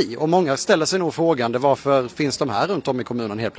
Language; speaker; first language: Swedish; native; Swedish